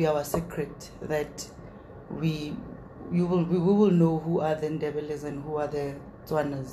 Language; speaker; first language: English; non-native, local second language; Tswana